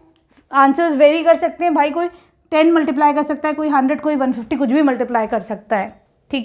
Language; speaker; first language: Hindi; native; Hindi